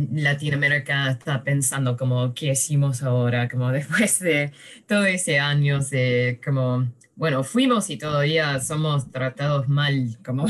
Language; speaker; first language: Spanish; early bilingual, heritage; English